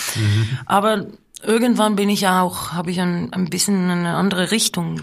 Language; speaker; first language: German; non-native, fluent; Norwegian